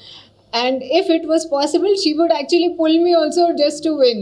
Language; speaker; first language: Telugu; non-native, learner; Hindi